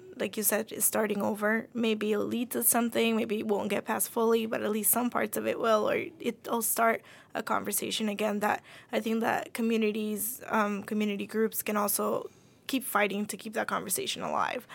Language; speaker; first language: English; early bilingual, other home language; Spanish